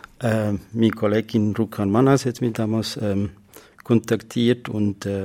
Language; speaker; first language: German; non-native, fluent; Kurdish